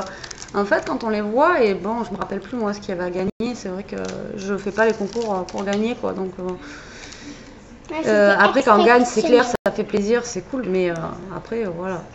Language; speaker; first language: French; native; French